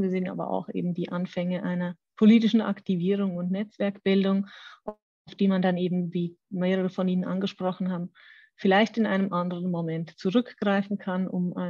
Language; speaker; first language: German; native; German